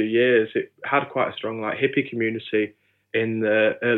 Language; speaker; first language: English; native; English